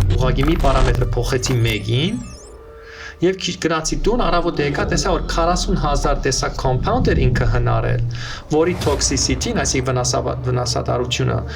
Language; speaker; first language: Armenian; early bilingual, heritage; Armenian